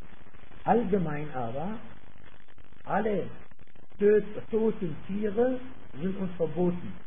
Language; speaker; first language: German; non-native, fluent; Arabic